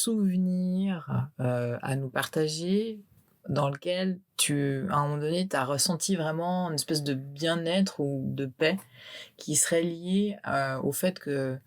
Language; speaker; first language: French; native; French